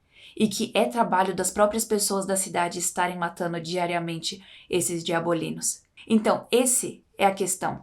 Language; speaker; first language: Portuguese; native; Portuguese